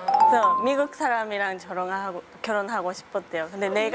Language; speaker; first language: Korean; non-native, fluent; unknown